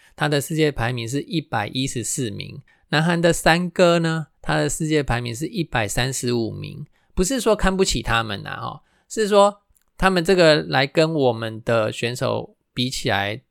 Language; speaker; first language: Chinese; non-native, local second language; Min Nan Chinese